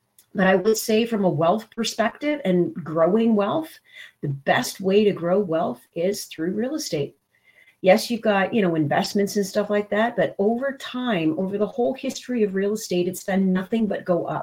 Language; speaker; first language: English; native; English